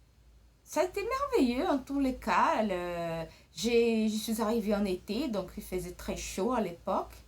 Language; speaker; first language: French; early bilingual, other home language; Portuguese